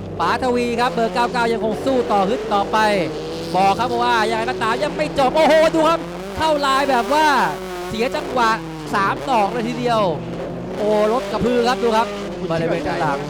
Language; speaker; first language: Thai; native; Thai